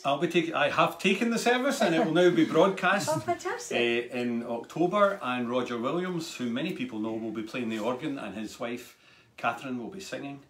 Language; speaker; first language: English; native; English